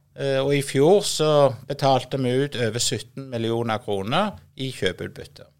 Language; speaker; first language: Norwegian; native; Norwegian